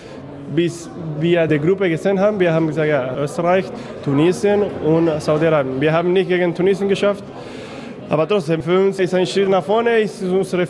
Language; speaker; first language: German; non-native, fluent; Spanish